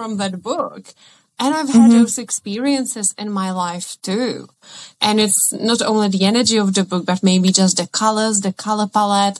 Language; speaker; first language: English; non-native, fluent; Czech